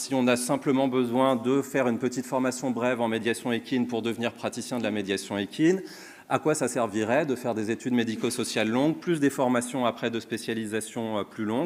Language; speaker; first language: French; native; French